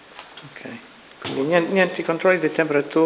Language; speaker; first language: Italian; non-native, learner; English